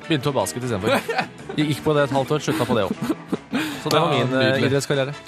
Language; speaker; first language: Norwegian; native; Norwegian